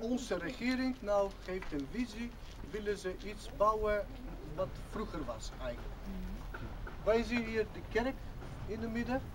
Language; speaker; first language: Dutch; non-native, fluent; Macedonian